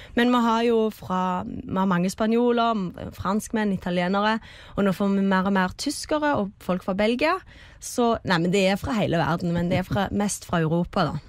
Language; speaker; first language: Norwegian; native; Norwegian